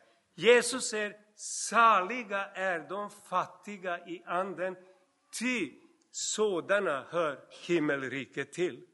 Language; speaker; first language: Swedish; non-native, fluent; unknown